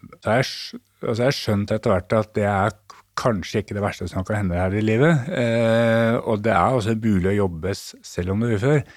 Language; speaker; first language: Norwegian; native; Norwegian